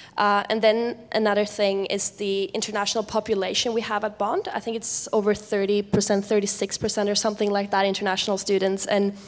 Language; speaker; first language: English; non-native, fluent; Swedish